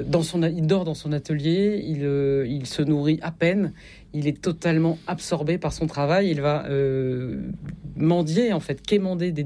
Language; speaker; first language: French; native; French